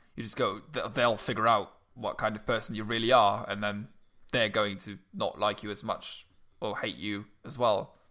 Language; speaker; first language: English; non-native, fluent; Luxembourgish